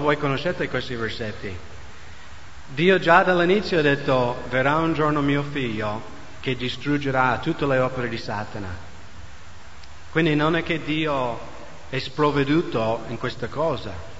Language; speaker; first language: Italian; non-native, fluent; English